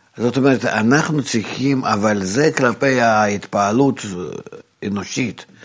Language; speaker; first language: Hebrew; non-native, fluent; Russian